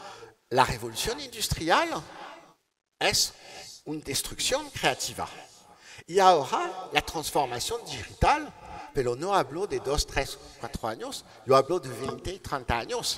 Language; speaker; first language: Spanish; non-native, learner; French